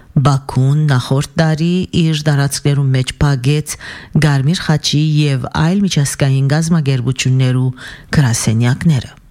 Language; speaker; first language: Armenian; early bilingual, heritage; Armenian